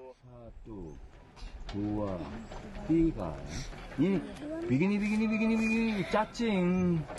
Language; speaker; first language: Indonesian; non-native, fluent; Korean